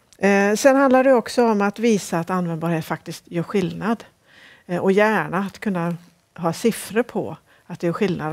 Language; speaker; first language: Swedish; native; Swedish